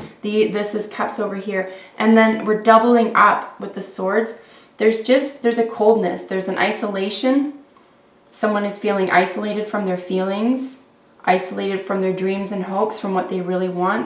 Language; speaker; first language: English; native; English